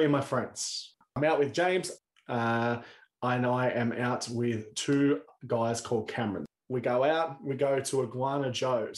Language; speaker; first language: English; native; English